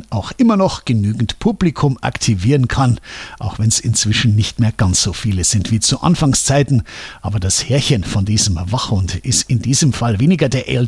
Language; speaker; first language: German; native; German